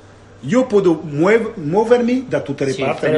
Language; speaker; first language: Italian; non-native, fluent; French